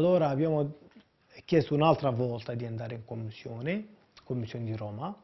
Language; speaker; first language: Italian; non-native, fluent; Kurdish